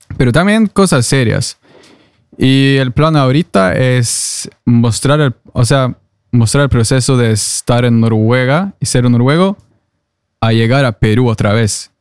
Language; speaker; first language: Spanish; non-native, fluent; Norwegian